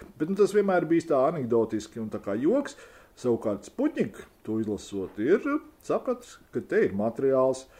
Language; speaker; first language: Latvian; native; Latvian